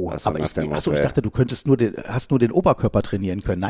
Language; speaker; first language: German; native; German